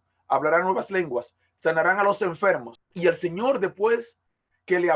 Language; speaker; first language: Spanish; native; Spanish